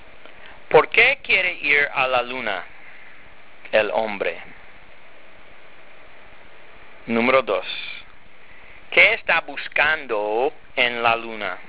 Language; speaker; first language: Spanish; non-native, fluent; English